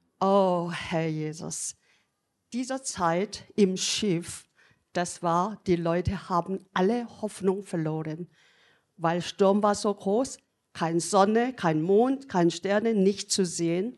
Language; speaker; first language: German; non-native, learner; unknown